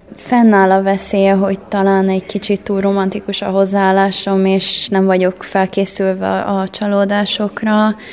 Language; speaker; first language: Hungarian; early bilingual, heritage; Hungarian